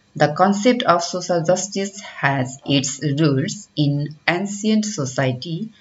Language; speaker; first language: English; non-native, local second language; Nepali